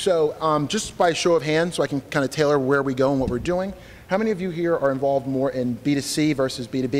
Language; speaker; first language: English; native; English